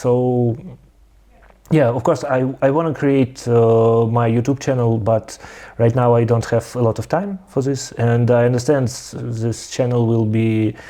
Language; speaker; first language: English; non-native, learner; Russian